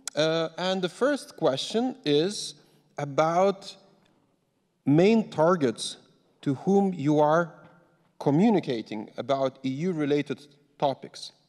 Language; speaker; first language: English; non-native, fluent; Lithuanian